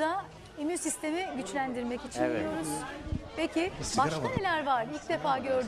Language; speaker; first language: Turkish; native; Turkish